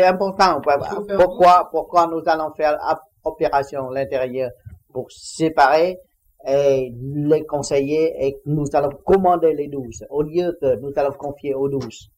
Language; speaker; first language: French; non-native, learner; Vietnamese